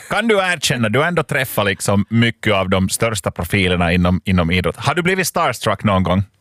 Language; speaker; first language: Swedish; native; Swedish